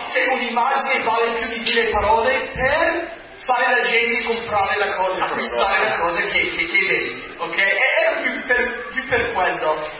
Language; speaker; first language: Italian; non-native, fluent; English